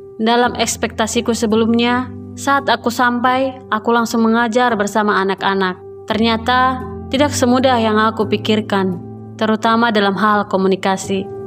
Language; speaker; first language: Indonesian; native; Indonesian